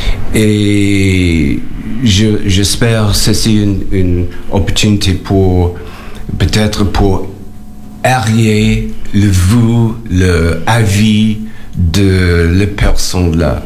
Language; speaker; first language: French; non-native, learner; English